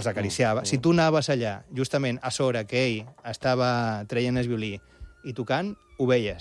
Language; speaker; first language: Catalan; native; Catalan